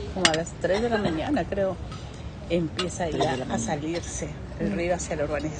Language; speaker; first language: Spanish; native; Spanish